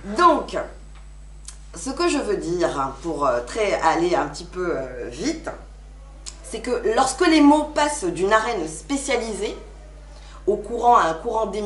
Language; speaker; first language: French; non-native, local second language; Arabic